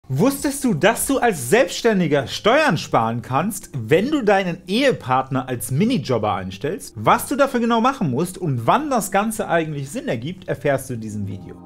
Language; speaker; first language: German; native; German